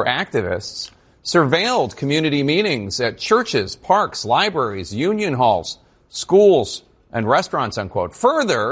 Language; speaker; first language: English; native; English